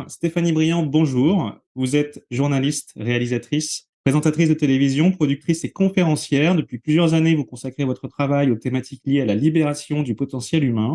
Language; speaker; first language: French; native; French